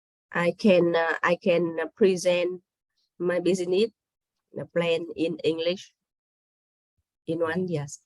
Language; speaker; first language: English; non-native, learner; Vietnamese